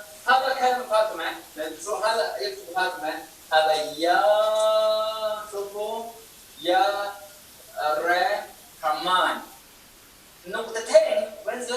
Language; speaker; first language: Arabic; non-native, fluent; Chinese